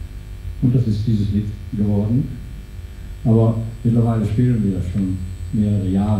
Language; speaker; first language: German; non-native, fluent; Dutch